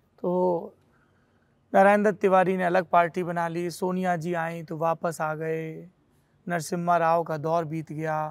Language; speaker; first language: Hindi; native; Hindi